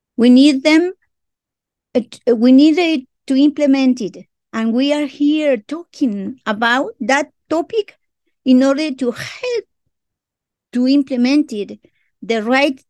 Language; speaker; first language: English; non-native, learner; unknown